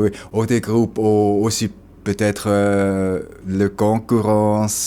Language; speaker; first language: French; non-native, local second language; German